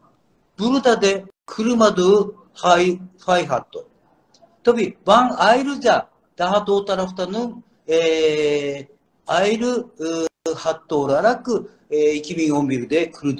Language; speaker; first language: Turkish; non-native, learner; Japanese